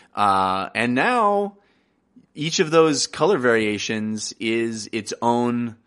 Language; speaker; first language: English; native; English